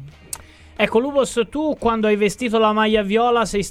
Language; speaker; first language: Italian; native; Italian